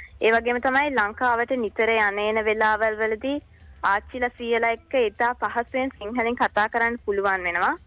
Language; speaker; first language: Sinhala; early bilingual, heritage; Sinhala